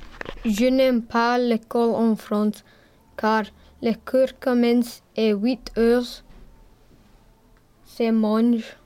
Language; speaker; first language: French; non-native, learner; English